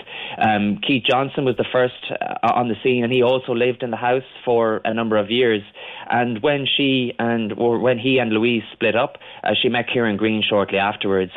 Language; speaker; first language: English; native; English